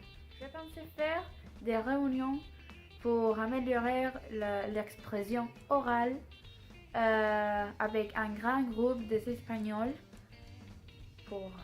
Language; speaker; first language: French; non-native, learner; Spanish